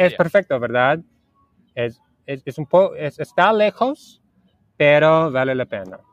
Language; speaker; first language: Spanish; non-native, learner; English